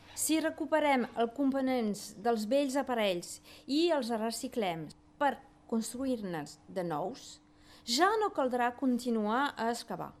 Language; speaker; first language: Catalan; native; Catalan